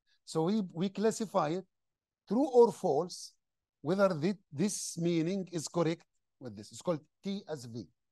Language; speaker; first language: English; non-native, fluent; Arabic